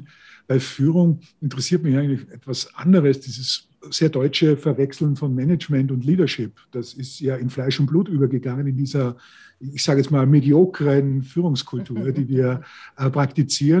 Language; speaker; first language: German; native; German